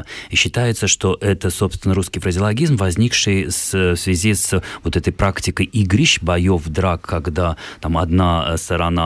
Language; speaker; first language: Russian; native; Russian